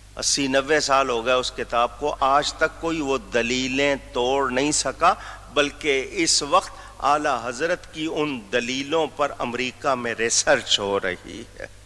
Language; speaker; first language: Urdu; native; Urdu